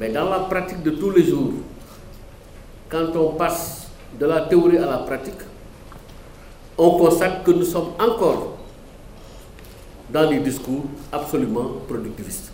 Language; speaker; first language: French; non-native, local second language; Wolof